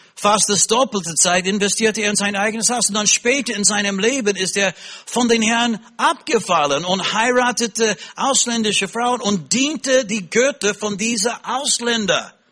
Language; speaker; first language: German; non-native, fluent; English